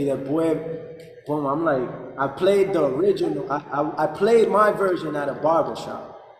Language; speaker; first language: English; early bilingual, other home language; Spanish